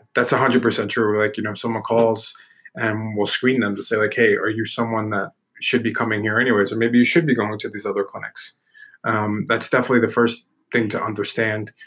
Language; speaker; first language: English; native; English